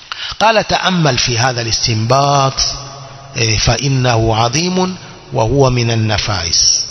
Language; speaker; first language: Arabic; non-native, fluent; Swahili